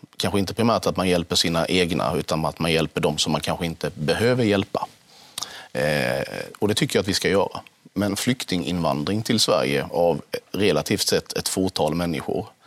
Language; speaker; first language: Swedish; native; Swedish